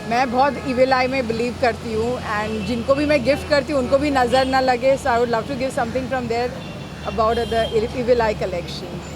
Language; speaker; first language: Hindi; native; Hindi